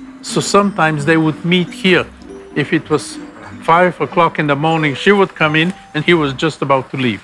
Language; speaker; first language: English; non-native, fluent; Bulgarian